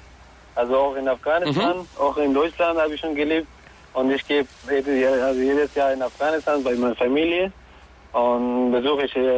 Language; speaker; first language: German; non-native, learner; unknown